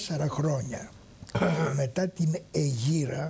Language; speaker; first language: Greek; native; Greek